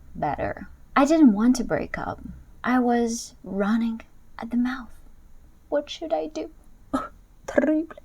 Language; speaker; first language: English; non-native, fluent; Russian